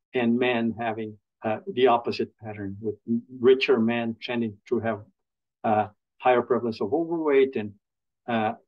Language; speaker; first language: English; non-native, fluent; Portuguese